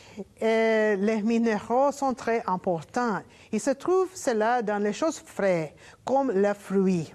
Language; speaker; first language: French; non-native, learner; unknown